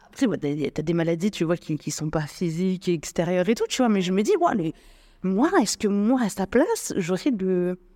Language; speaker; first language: French; native; French